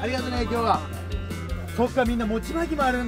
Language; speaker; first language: Japanese; native; Japanese